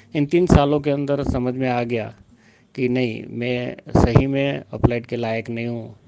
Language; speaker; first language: Hindi; non-native, local second language; Gujarati